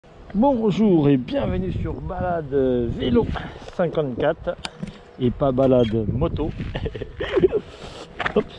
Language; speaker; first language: French; native; French